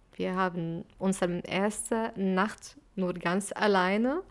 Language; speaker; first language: German; non-native, fluent; Arabic